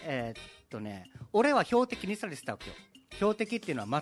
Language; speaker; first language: Japanese; native; Japanese